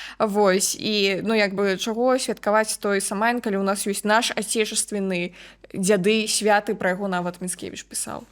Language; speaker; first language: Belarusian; non-native, local second language; Russian